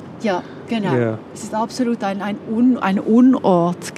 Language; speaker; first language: German; native; German